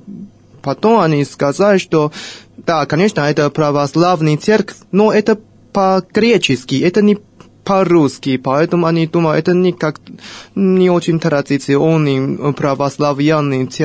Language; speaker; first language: Russian; non-native, fluent; Chinese